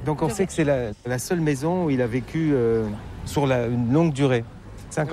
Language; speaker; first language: French; native; French